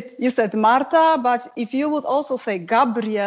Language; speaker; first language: English; non-native, fluent; Polish